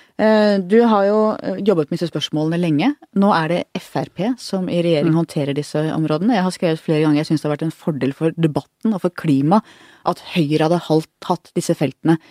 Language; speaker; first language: Norwegian; native; Norwegian